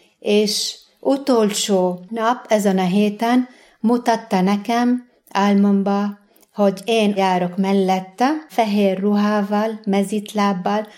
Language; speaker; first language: Hungarian; non-native, fluent; Arabic